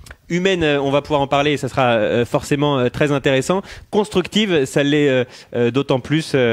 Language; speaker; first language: French; native; French